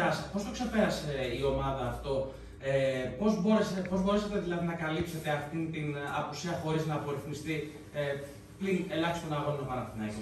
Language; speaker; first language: Greek; native; Greek